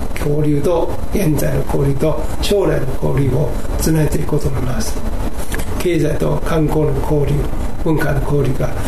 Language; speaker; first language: Japanese; non-native, fluent; Chinese